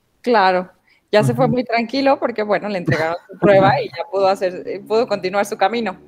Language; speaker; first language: Spanish; native; Spanish